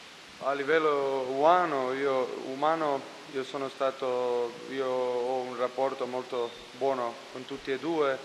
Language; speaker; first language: Italian; non-native, fluent; Croatian